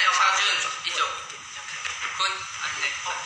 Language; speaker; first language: Chinese; non-native, learner; Thai